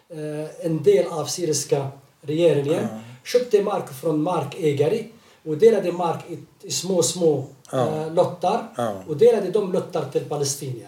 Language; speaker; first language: Swedish; non-native, fluent; Arabic